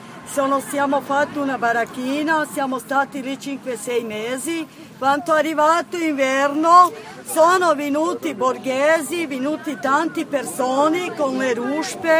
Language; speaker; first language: Italian; non-native, learner; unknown